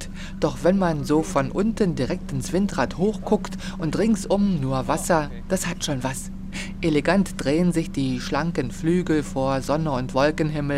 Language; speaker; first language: German; native; German